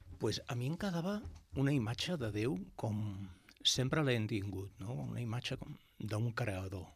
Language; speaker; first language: Catalan; non-native, local second language; Spanish